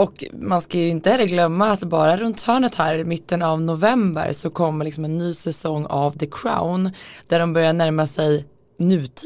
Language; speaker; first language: Swedish; native; Swedish